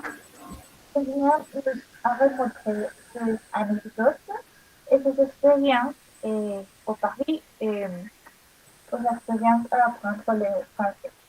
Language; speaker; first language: French; non-native, learner; Spanish